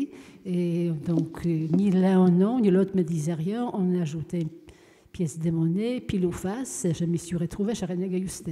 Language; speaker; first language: French; non-native, fluent; Polish